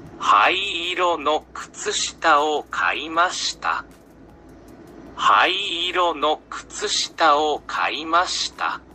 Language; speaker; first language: Japanese; non-native, learner; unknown